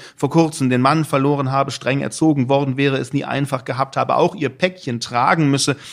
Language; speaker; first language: German; native; German